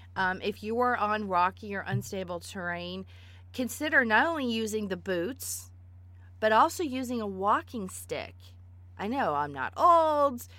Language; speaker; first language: English; native; English